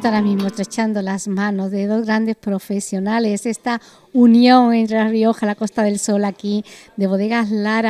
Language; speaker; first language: Spanish; native; Spanish